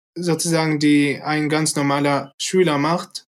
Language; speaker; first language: German; early bilingual, other home language; Arabic